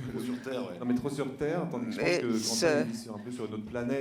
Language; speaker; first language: French; native; French